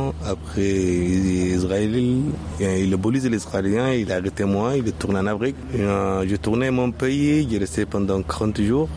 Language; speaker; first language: French; non-native, learner; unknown